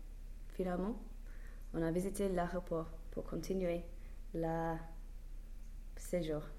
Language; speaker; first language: French; non-native, learner; English